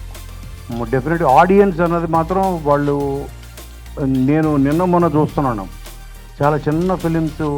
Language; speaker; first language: Telugu; native; Telugu